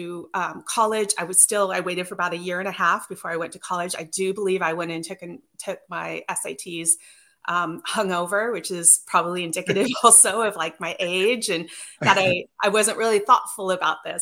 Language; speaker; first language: English; native; English